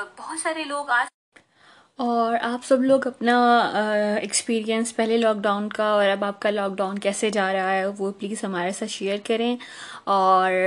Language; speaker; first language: Urdu; native; Urdu